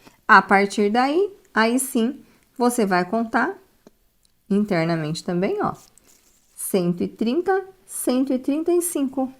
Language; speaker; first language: Portuguese; native; Portuguese